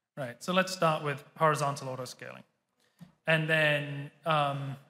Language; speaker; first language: English; native; English